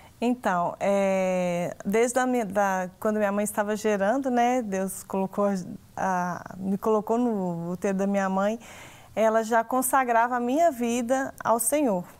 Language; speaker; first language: Portuguese; native; Portuguese